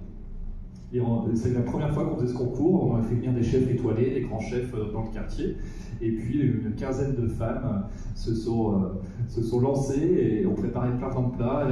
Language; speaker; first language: French; native; French